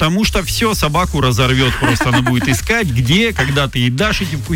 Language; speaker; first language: Russian; native; Russian